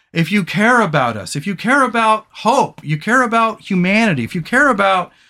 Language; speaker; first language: English; native; English